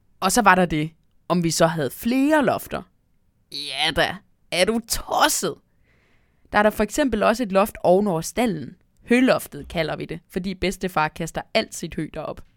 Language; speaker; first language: Danish; native; Danish